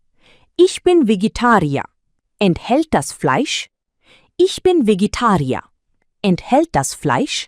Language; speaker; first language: German; non-native, fluent; Tamil